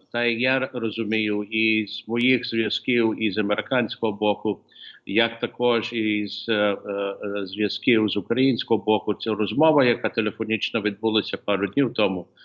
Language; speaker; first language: Ukrainian; early bilingual, heritage; Ukrainian